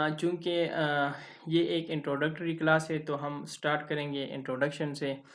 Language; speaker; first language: Urdu; non-native, local second language; Pashto